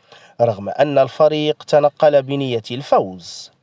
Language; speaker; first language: Arabic; native; Arabic